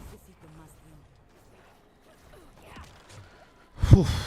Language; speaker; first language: Spanish; native; Spanish